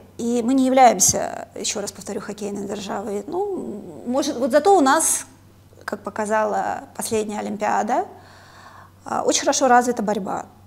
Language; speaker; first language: Russian; native; Russian